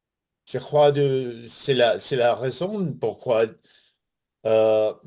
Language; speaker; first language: French; non-native, learner; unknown